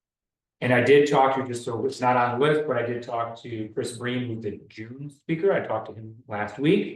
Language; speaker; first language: English; native; English